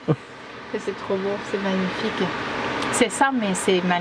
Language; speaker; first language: French; non-native, learner; Thai